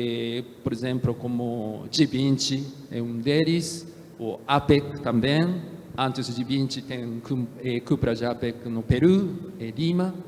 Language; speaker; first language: Portuguese; non-native, fluent; Japanese